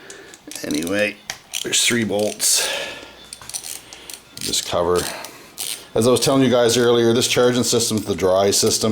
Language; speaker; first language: English; native; English